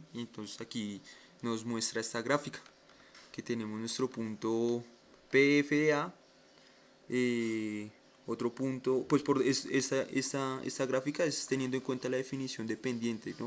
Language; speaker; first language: Spanish; native; Spanish